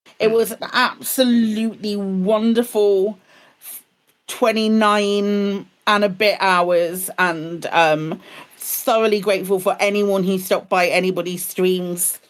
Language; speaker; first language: English; native; English